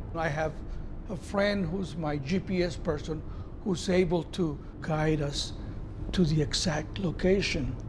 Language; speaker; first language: English; non-native, fluent; Spanish